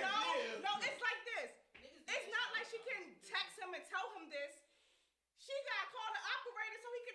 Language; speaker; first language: English; native; English